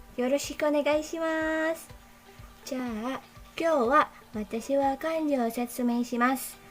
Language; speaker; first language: Japanese; non-native, learner; Indonesian